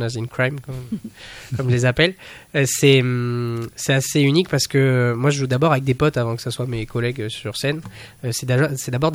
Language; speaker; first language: French; native; French